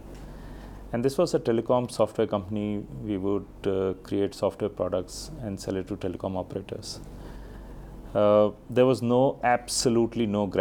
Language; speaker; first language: English; non-native, local second language; Hindi